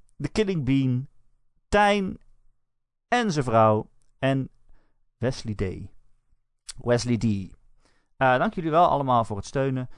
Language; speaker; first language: Dutch; native; Dutch